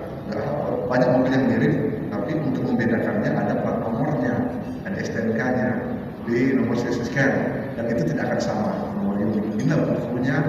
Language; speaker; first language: Indonesian; native; Indonesian